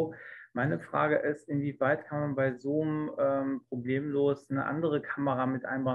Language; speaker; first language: German; native; German